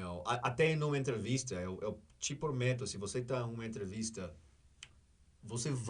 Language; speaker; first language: Portuguese; non-native, learner; English